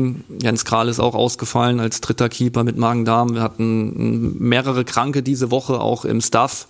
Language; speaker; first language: German; native; German